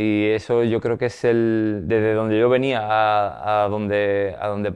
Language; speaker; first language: Spanish; native; Spanish